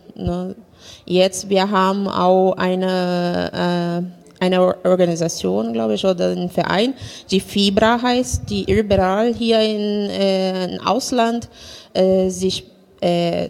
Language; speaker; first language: German; non-native, fluent; Portuguese